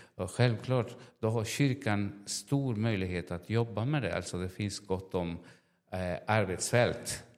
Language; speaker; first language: Swedish; non-native, fluent; Spanish